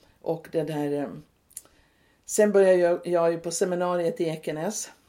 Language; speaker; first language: Swedish; native; Swedish